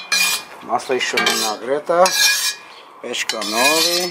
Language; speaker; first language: Russian; non-native, fluent; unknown